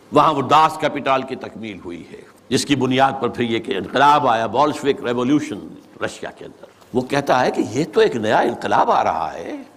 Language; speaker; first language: Urdu; native; Urdu